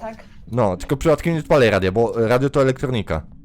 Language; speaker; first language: Polish; native; Polish